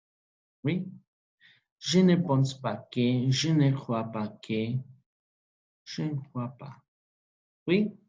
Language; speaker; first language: French; non-native, fluent; Spanish